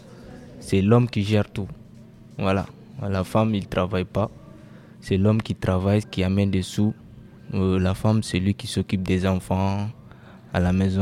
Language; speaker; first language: French; non-native, local second language; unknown